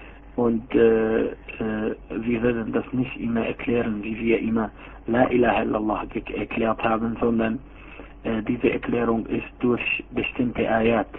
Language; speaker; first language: German; non-native, fluent; Arabic